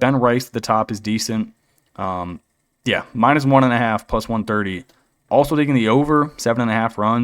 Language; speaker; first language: English; native; English